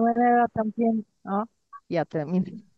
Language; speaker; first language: Spanish; non-native, learner; Polish